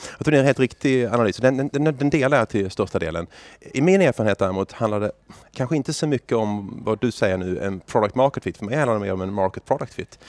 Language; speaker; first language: Swedish; native; Swedish